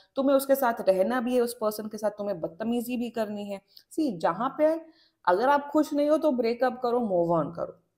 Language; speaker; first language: Hindi; native; Hindi